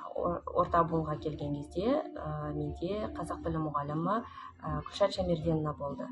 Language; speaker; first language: Kazakh; non-native, local second language; Russian